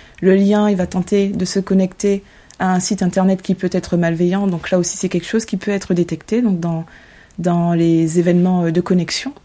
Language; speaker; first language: French; native; French